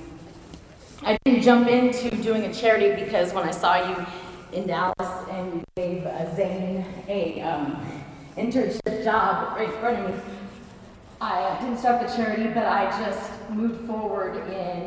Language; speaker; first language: English; native; English